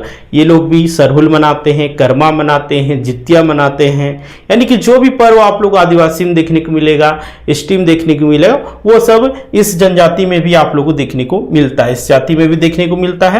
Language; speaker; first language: Hindi; native; Hindi